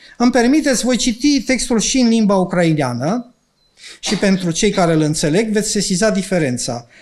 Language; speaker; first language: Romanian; non-native, local second language; Ukrainian